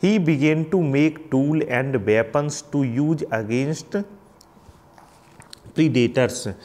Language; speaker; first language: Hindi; native; Hindi